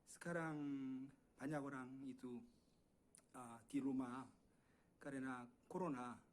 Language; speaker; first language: Indonesian; non-native, learner; Korean